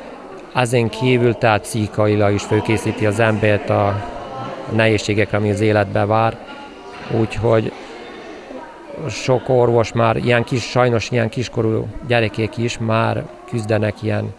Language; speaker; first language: Hungarian; native; Hungarian